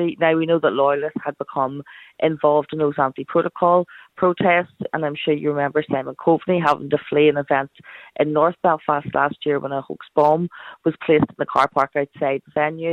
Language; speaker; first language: English; native; English